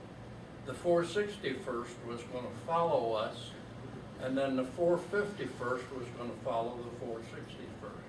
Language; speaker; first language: English; native; English